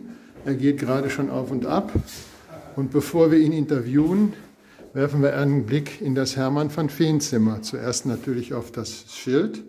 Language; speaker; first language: German; native; German